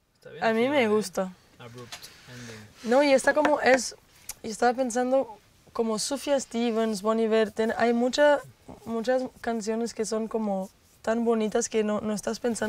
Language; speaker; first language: Spanish; non-native, fluent; Portuguese